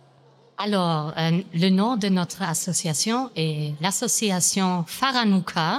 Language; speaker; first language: French; non-native, fluent; German